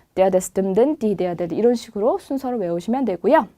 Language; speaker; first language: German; non-native, fluent; Korean